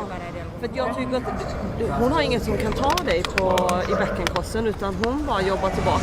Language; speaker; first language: Swedish; native; Swedish